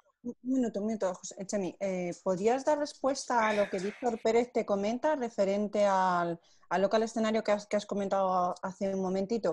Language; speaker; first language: Spanish; native; Spanish